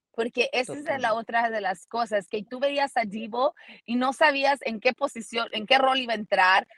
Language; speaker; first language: Spanish; early bilingual, heritage; Spanish